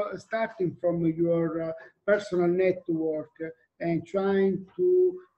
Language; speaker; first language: English; non-native, fluent; Italian